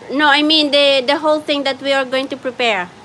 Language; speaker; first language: English; non-native, local second language; Filipino